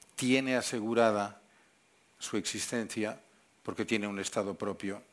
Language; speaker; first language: Spanish; non-native, local second language; Catalan